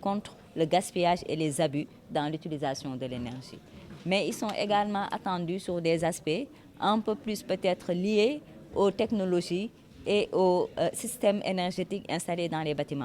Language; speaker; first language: French; non-native, local second language; Wolof